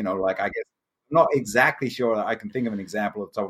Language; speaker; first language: English; native; English